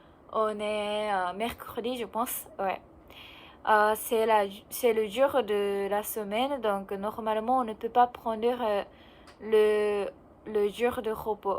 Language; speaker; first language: French; non-native, learner; Japanese